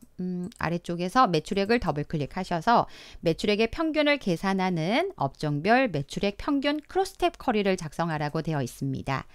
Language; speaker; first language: Korean; native; Korean